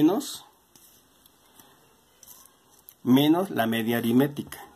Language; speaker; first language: Spanish; native; Spanish